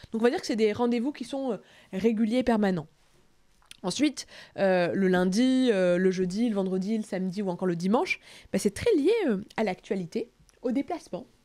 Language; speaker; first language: French; native; French